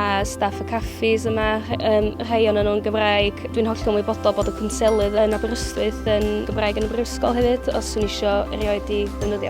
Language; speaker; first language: Welsh; native; Welsh